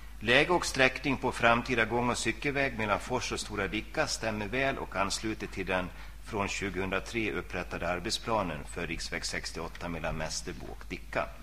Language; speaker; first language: Swedish; native; Swedish